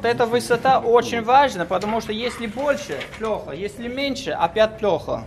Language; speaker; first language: Russian; non-native, learner; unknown